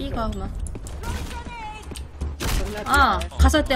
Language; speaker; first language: Korean; native; Korean